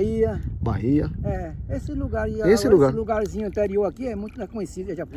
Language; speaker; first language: Portuguese; native; Portuguese